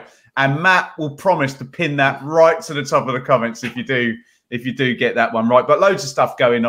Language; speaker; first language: English; native; English